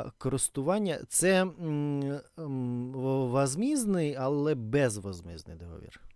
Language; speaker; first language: Ukrainian; non-native, learner; Russian